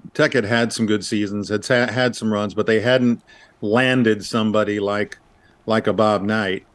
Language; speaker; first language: English; native; English